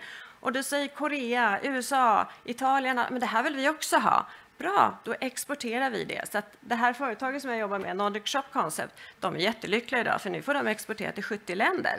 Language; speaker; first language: Swedish; native; Swedish